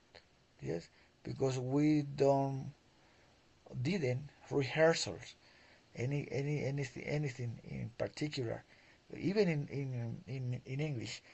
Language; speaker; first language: English; non-native, learner; Spanish